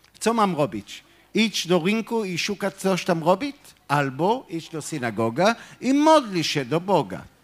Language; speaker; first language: Polish; non-native, fluent; Hebrew